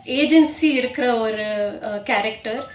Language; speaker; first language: Tamil; non-native, local second language; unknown